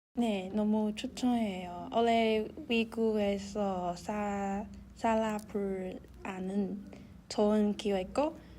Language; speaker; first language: Korean; non-native, fluent; Chinese